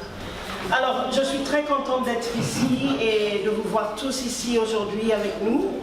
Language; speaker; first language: French; non-native, fluent; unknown